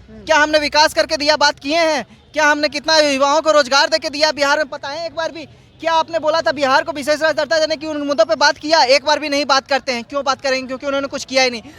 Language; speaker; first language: Hindi; native; Hindi